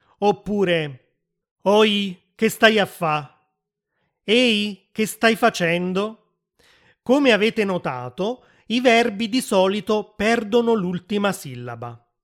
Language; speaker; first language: Italian; native; Italian